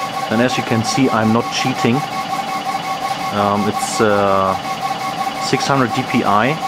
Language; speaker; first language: English; non-native, fluent; German